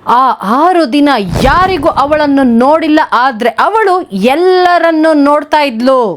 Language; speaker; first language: Kannada; native; Kannada